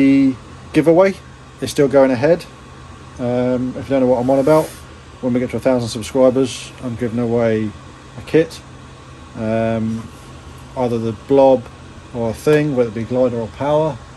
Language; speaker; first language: English; native; English